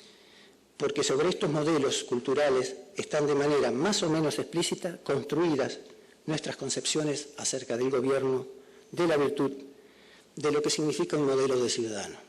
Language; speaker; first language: Spanish; native; Spanish